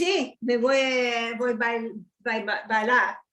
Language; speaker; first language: Spanish; non-native, learner; English